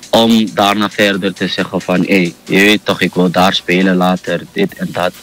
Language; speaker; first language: Dutch; native; Dutch